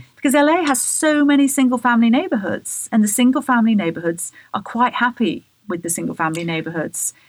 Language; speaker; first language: English; native; English